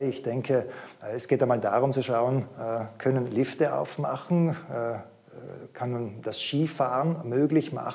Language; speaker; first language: German; native; German